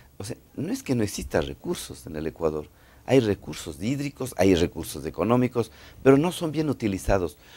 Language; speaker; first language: Spanish; native; Spanish